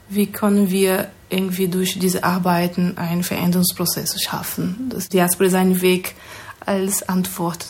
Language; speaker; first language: German; non-native, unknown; Portuguese